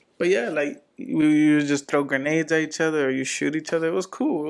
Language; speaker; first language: English; early bilingual, other home language; Spanish